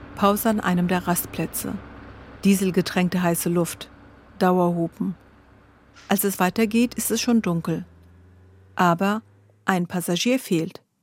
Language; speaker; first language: German; early bilingual, other home language; Zaza